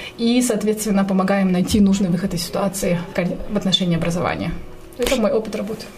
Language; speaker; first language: Russian; native; Russian